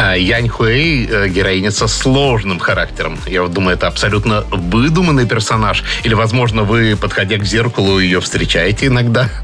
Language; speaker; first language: Russian; native; Russian